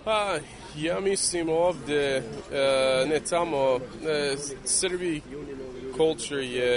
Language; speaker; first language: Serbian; early bilingual, heritage; English